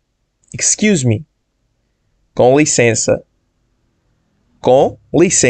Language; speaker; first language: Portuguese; non-native, fluent; Bangla